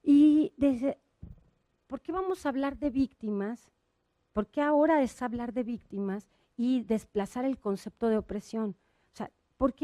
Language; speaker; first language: Spanish; native; Spanish